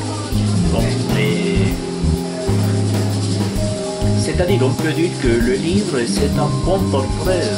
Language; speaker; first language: French; non-native, fluent; Spanish